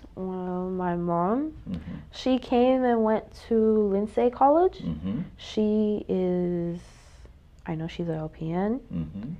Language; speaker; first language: English; native; English